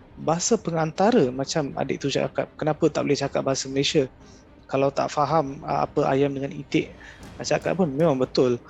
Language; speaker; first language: Malay; non-native, local second language; Tamil